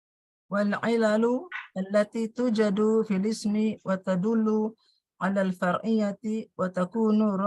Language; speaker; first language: Arabic; non-native, learner; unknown